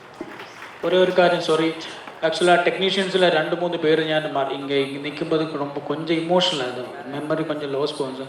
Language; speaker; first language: Tamil; non-native, learner; Malayalam